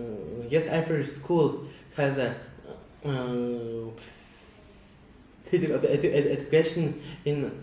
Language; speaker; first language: English; non-native, learner; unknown